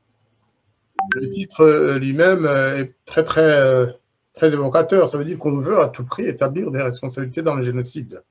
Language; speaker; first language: French; non-native, local second language; Kinyarwanda